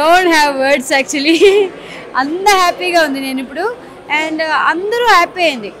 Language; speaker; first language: Telugu; non-native, learner; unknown